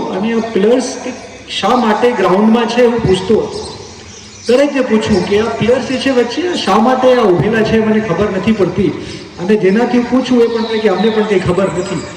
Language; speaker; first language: Gujarati; non-native, local second language; Hindi